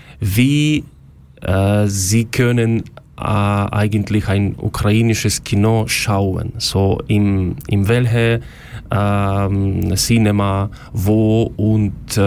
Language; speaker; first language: German; non-native, learner; Ukrainian